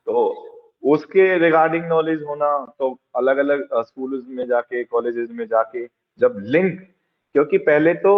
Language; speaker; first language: Hindi; native; Hindi